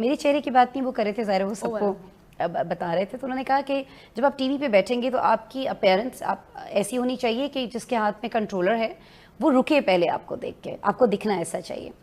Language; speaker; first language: Urdu; native; Urdu